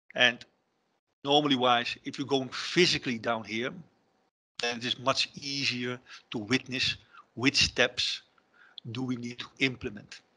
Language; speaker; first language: English; non-native, fluent; Dutch